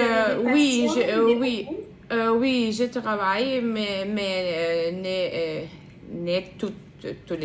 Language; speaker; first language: French; non-native, learner; Russian